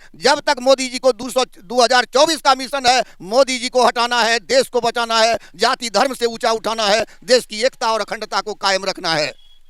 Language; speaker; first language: Hindi; native; Hindi